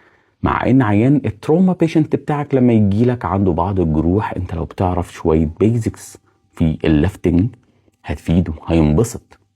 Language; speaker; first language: Arabic; native; Arabic